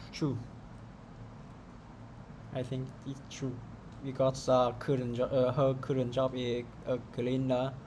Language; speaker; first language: English; non-native, learner; Vietnamese